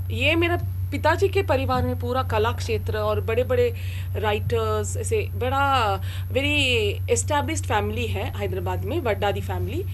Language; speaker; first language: Hindi; non-native, local second language; Telugu